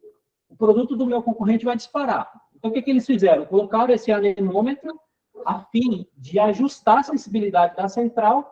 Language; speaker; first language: Portuguese; native; Portuguese